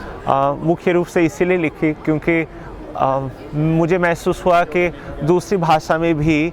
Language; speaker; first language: Hindi; native; Hindi